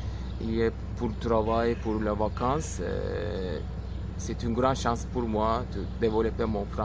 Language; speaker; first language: French; non-native, local second language; Turkish